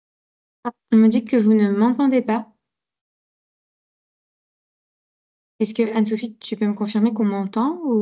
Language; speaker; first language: French; native; French